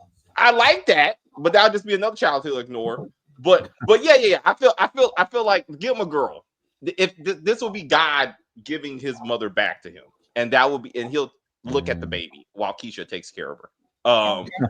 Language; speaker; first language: English; native; English